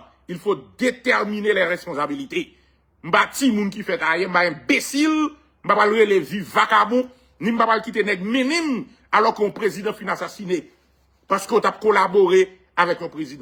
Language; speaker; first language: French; non-native, local second language; Haitian Creole